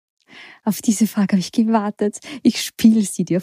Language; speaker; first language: German; native; German